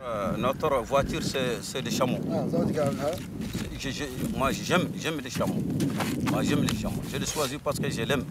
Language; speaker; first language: French; non-native, learner; Arabic